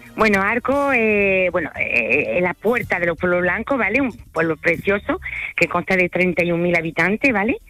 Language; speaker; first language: Spanish; early bilingual, other home language; French